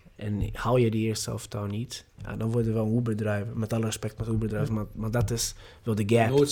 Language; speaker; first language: Dutch; non-native, fluent; Portuguese